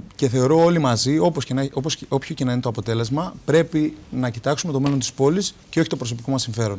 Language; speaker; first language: Greek; native; Greek